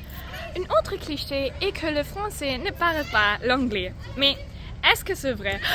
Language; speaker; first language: French; non-native, learner; German